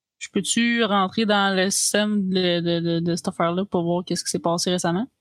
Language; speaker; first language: French; native; French